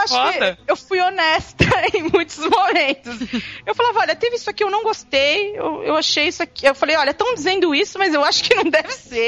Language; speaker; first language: Portuguese; native; Portuguese